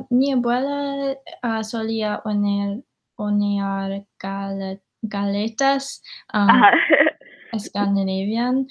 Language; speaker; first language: Spanish; non-native, learner; English